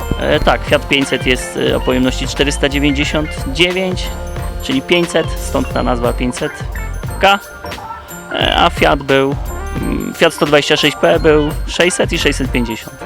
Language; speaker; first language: Polish; native; Polish